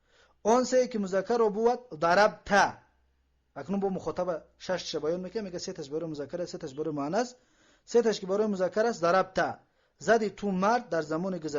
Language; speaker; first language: Persian; native; Persian